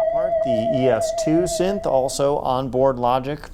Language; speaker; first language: English; native; English